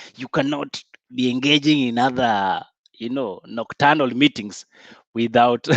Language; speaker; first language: English; non-native, local second language; Swahili